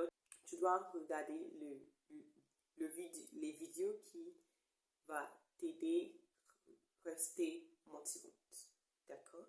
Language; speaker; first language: French; non-native, learner; English